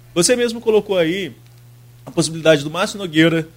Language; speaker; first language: Portuguese; native; Portuguese